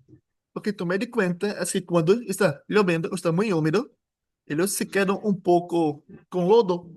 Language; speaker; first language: Spanish; non-native, fluent; Portuguese